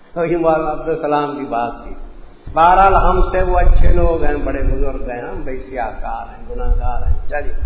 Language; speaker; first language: Urdu; non-native, local second language; Saraiki